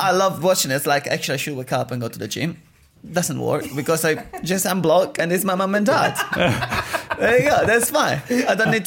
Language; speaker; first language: English; non-native, fluent; Italian